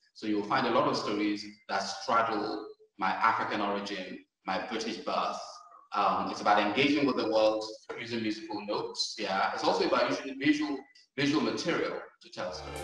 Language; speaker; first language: English; native; English